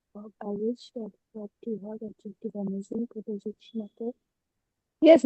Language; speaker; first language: English; non-native, learner; Hindi